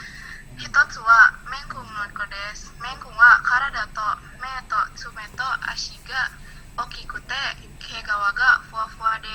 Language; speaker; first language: Japanese; non-native, learner; Indonesian